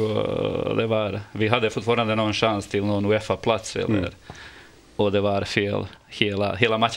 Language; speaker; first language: Swedish; non-native, fluent; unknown